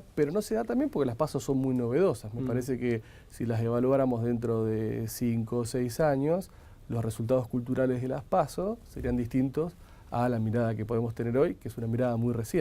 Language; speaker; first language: Spanish; native; Spanish